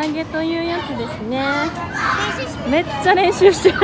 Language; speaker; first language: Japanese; non-native, learner; Korean